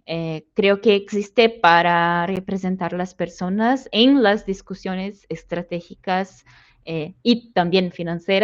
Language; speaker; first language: Spanish; non-native, fluent; Portuguese